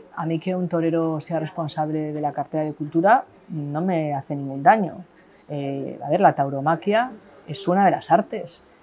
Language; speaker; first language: Spanish; native; Spanish